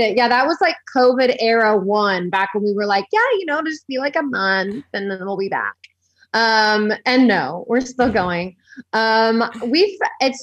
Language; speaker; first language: English; native; English